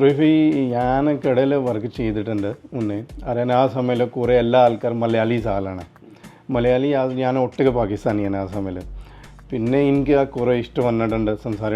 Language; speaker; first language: Malayalam; non-native, fluent; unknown